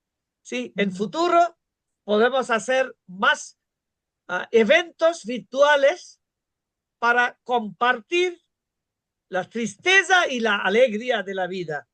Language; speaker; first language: Spanish; non-native, fluent; Bangla